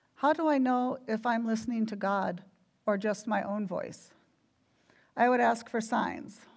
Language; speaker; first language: English; native; English